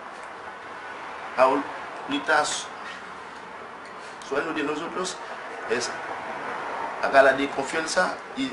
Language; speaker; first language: Spanish; non-native, learner; Haitian Creole